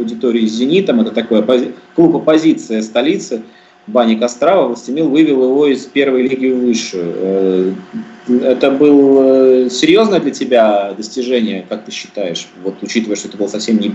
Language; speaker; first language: Russian; native; Russian